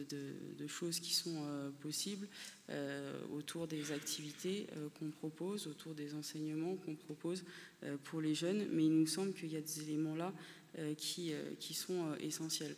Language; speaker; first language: French; native; French